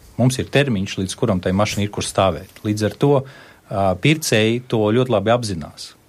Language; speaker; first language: Latvian; native; Latvian